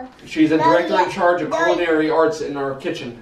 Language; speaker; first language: English; native; English